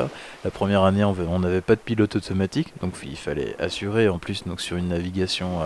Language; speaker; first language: French; native; French